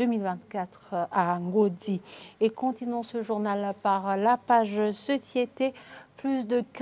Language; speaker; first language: French; non-native, local second language; Rundi